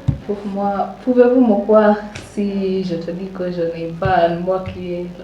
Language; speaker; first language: French; non-native, learner; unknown